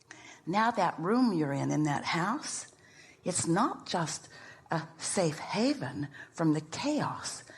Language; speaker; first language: English; native; English